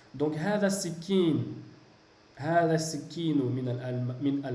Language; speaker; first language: Arabic; non-native, fluent; French